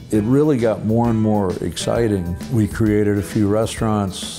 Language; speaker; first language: English; native; English